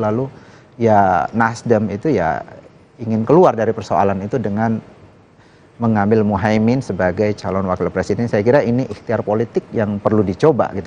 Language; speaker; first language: Indonesian; native; Indonesian